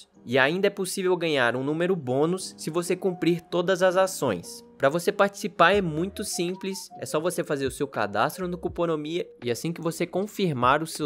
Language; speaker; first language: Portuguese; native; Portuguese